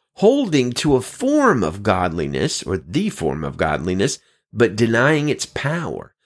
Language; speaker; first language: English; native; English